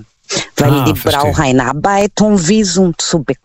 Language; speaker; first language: German; non-native, learner; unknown